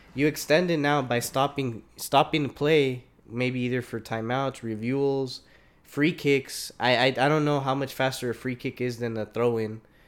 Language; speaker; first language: English; early bilingual, other home language; Spanish